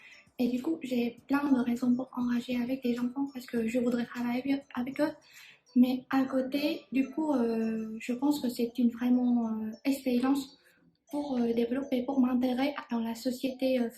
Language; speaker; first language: French; non-native, learner; Vietnamese